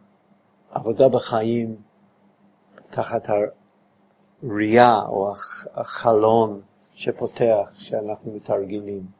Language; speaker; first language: Hebrew; non-native, fluent; English